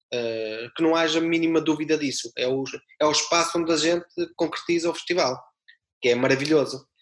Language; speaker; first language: Portuguese; native; Portuguese